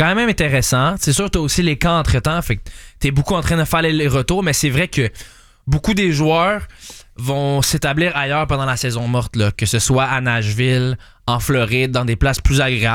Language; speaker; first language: French; native; French